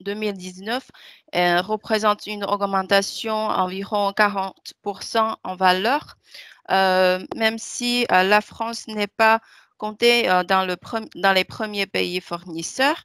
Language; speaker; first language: French; non-native, fluent; Chinese